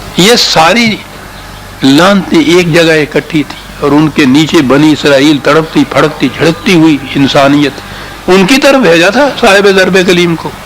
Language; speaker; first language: Urdu; non-native, local second language; Punjabi